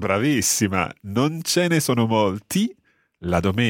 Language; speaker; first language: Italian; non-native, fluent; English